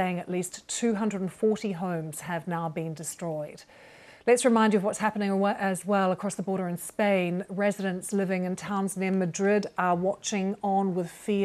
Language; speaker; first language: English; native; English